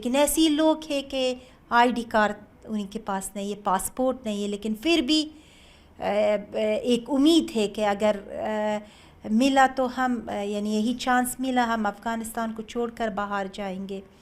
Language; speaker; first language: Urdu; non-native, learner; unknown